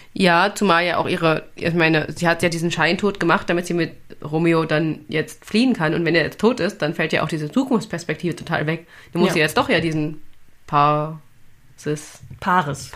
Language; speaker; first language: German; native; German